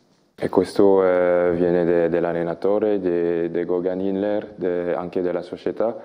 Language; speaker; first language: Italian; non-native, learner; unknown